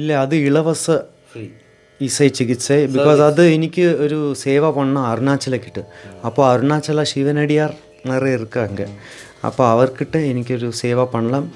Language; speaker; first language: Tamil; non-native, learner; Malayalam